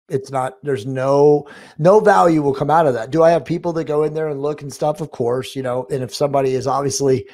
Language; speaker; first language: English; native; English